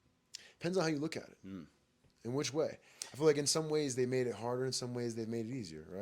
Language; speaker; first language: English; native; English